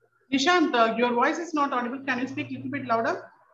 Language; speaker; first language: English; non-native, local second language; Tamil